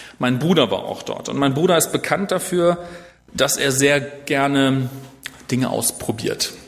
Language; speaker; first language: German; native; German